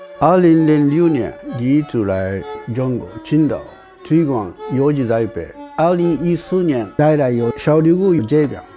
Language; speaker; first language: Chinese; non-native, learner; Japanese